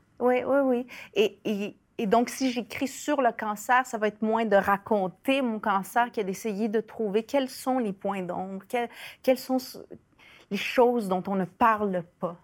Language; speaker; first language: French; early bilingual, other home language; Spanish